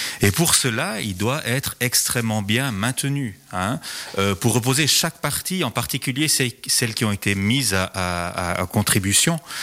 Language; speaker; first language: French; native; French